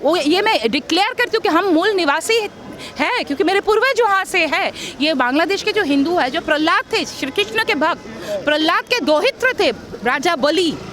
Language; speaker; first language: Hindi; non-native, local second language; Bangla